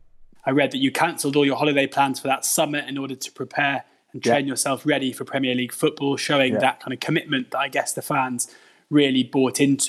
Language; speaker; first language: English; native; English